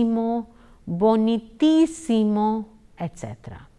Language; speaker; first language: Spanish; non-native, fluent; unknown